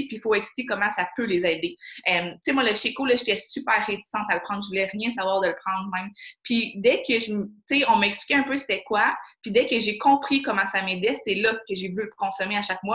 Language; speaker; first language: French; native; French